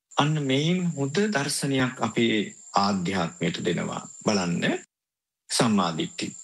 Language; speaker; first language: Sinhala; native; Sinhala